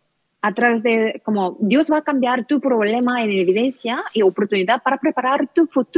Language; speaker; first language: Spanish; non-native, learner; Korean